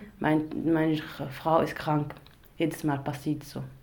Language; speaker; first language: German; non-native, learner; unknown